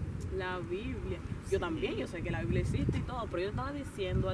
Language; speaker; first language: Spanish; native; Spanish